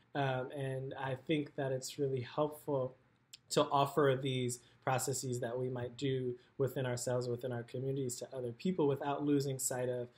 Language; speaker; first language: English; native; English